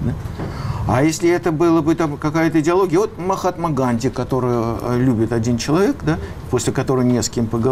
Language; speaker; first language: Russian; native; Russian